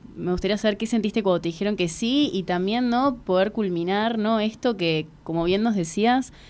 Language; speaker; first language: Spanish; native; Spanish